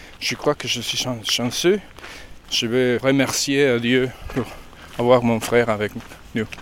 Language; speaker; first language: French; non-native, learner; Spanish